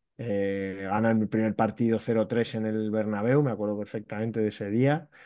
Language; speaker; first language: Spanish; native; Spanish